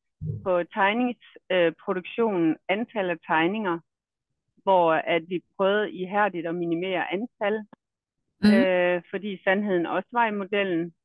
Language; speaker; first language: Danish; native; Danish